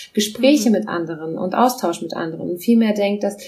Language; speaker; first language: German; non-native, local second language; Russian